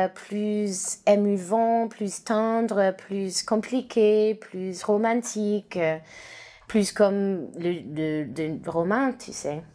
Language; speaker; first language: French; non-native, learner; English